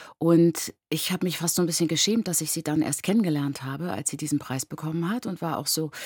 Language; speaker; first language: German; early bilingual, other home language; Persian